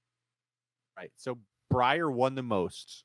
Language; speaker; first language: English; native; English